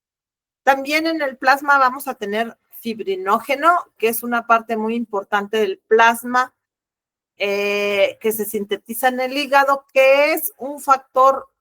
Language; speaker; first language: Spanish; native; Spanish